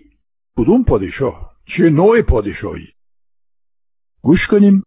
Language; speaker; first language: Persian; non-native, fluent; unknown